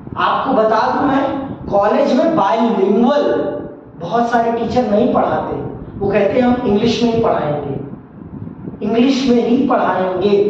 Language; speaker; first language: Hindi; native; Hindi